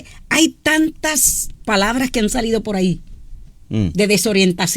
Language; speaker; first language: Spanish; native; Spanish